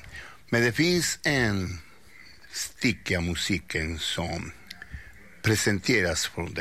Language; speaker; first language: Swedish; non-native, fluent; Spanish